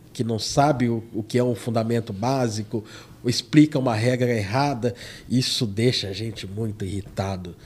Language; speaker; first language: Portuguese; native; Portuguese